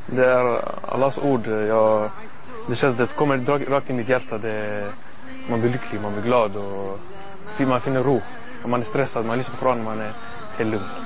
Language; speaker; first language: Swedish; non-native, learner; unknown